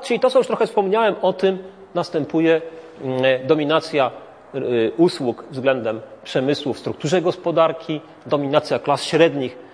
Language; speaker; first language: Polish; native; Polish